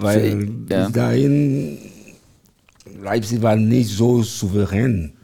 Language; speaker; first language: German; non-native, learner; French